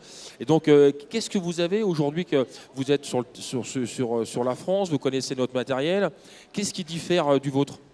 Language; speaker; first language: French; native; French